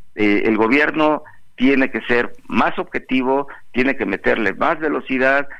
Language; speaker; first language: Spanish; native; Spanish